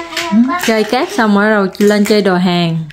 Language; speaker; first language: Vietnamese; native; Vietnamese